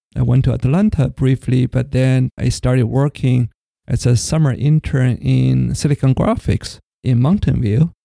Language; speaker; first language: English; non-native, fluent; Chinese